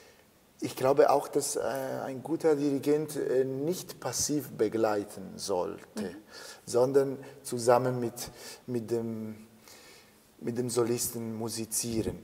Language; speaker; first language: German; non-native, fluent; Italian